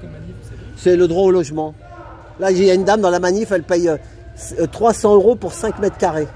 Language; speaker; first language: French; native; French